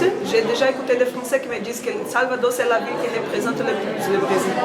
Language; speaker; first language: French; non-native, learner; Portuguese